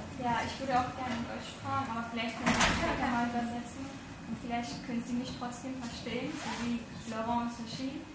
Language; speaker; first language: German; early bilingual, other home language; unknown